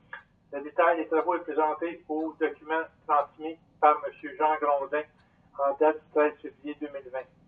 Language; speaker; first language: French; native; French